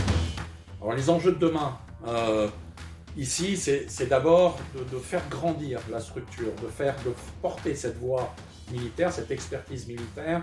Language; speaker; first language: French; native; French